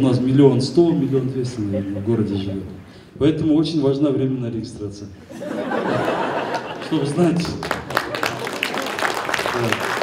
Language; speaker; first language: Russian; non-native, local second language; Kazakh